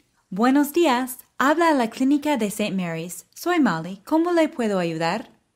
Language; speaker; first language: Spanish; non-native, fluent; English